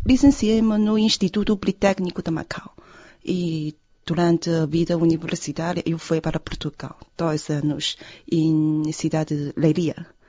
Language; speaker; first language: Portuguese; non-native, fluent; Chinese